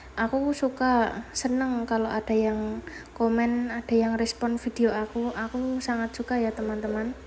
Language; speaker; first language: Indonesian; non-native, local second language; Javanese